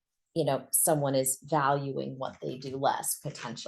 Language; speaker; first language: English; native; English